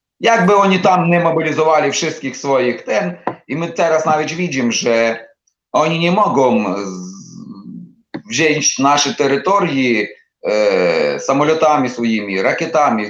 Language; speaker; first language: Polish; non-native, learner; Ukrainian